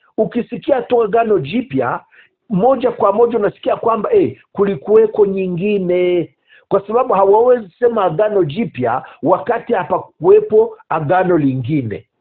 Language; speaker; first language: Swahili; native; Swahili